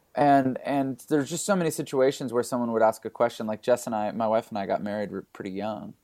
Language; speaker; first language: English; native; English